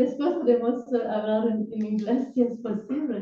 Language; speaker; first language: Spanish; non-native, learner; French